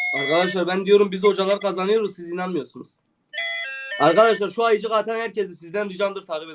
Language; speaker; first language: Turkish; native; Turkish